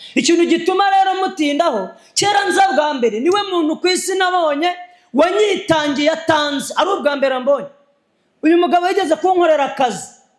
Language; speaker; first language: Kinyarwanda; native; Kinyarwanda